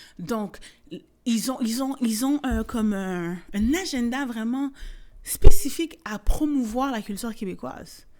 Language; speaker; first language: French; native; French